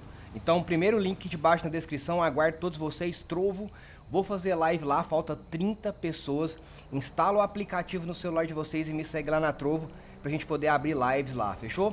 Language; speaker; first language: Portuguese; native; Portuguese